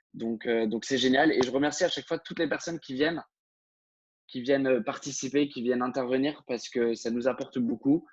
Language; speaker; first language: French; native; French